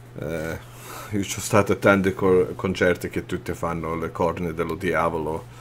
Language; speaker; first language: Italian; early bilingual, heritage; Italian